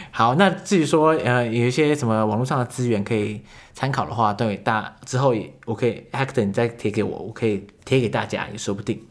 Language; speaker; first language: Chinese; native; Chinese